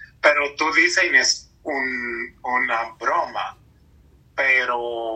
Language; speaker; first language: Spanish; non-native, learner; English